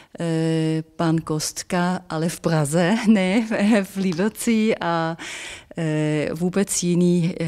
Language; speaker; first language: Czech; non-native, fluent; German